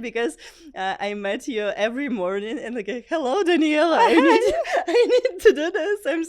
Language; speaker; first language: English; non-native, learner; Ukrainian